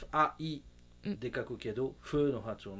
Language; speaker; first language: Japanese; non-native, learner; French